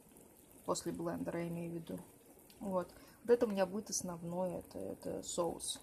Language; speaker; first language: Russian; native; Russian